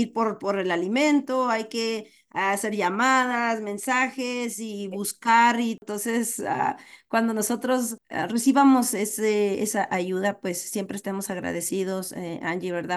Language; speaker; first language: Spanish; native; Spanish